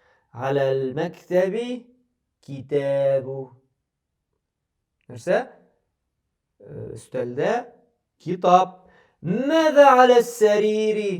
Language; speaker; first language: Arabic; non-native, fluent; Tatar